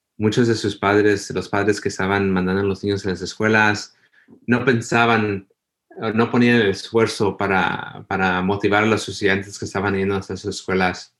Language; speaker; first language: Spanish; early bilingual, heritage; Spanish